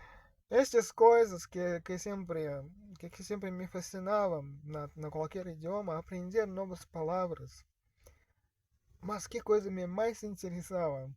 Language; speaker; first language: Portuguese; non-native, fluent; Russian